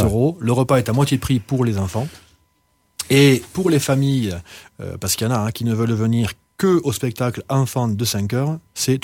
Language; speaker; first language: French; native; French